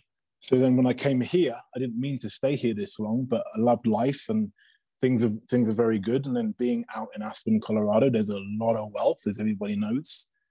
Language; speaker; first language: English; native; English